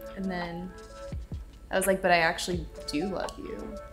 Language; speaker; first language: English; native; English